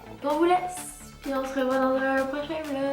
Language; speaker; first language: French; native; French